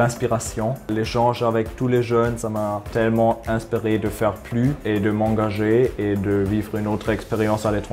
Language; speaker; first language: French; non-native, fluent; German